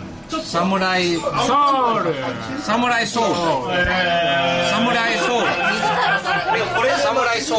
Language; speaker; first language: Japanese; non-native, learner; English